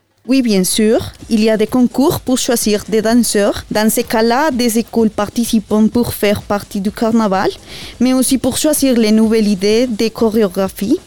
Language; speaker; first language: French; non-native, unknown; Spanish